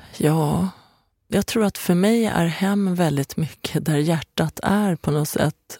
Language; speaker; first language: Swedish; early bilingual, other home language; Persian